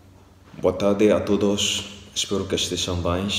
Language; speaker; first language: Portuguese; non-native, fluent; French